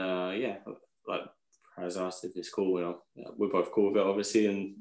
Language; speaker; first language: English; native; English